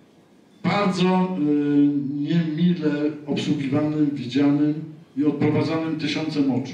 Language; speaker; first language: Polish; native; Polish